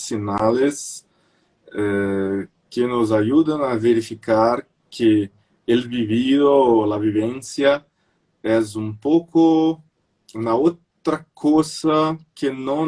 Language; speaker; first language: Spanish; non-native, fluent; Portuguese